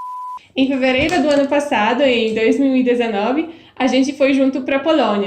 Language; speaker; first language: Portuguese; non-native, fluent; Polish